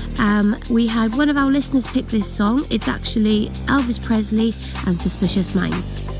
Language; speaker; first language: English; native; English